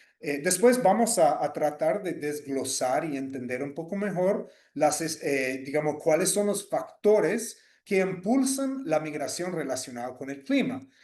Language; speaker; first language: Spanish; non-native, fluent; English